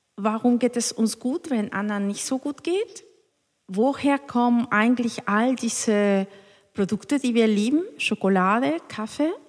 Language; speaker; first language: German; non-native, fluent; Spanish